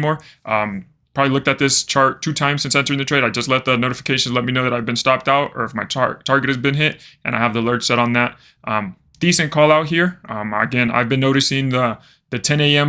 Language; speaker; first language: English; native; English